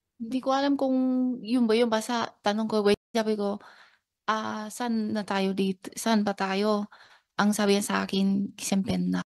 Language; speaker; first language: Filipino; non-native, learner; Chinese